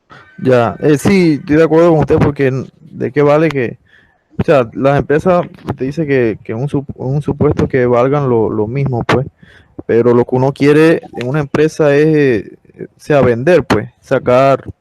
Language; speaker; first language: Spanish; native; Spanish